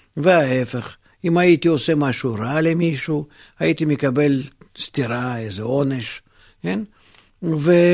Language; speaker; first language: Hebrew; non-native, fluent; Russian